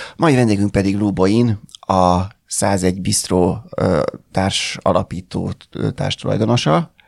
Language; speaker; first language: Hungarian; native; Hungarian